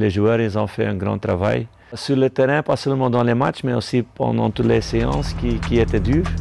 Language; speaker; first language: French; non-native, local second language; Dutch